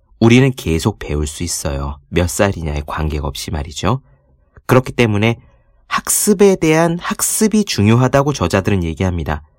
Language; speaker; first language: Korean; native; Korean